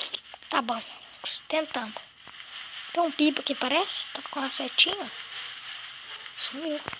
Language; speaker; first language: Portuguese; native; Portuguese